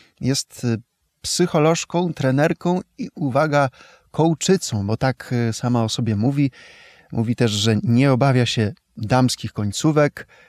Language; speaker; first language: Polish; native; Polish